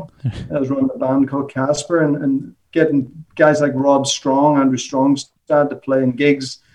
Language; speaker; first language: English; native; English